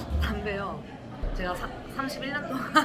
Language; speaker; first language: Korean; native; Korean